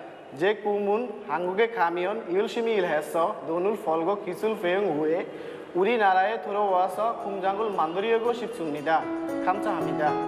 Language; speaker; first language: Korean; non-native, learner; Bangla